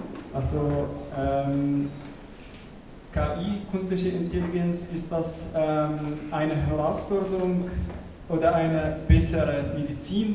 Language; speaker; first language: German; non-native, fluent; Arabic